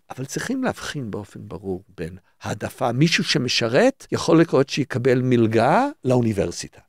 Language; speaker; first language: Hebrew; early bilingual, other home language; English